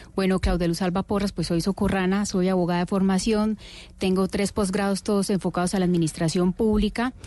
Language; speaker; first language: Spanish; native; Spanish